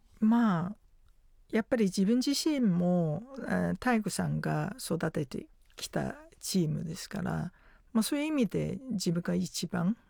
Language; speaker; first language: Japanese; non-native, fluent; Chinese